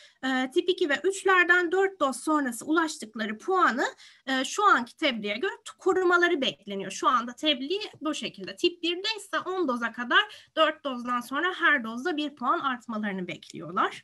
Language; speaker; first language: Turkish; native; Turkish